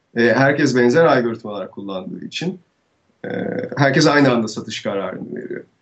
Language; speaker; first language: Turkish; native; Turkish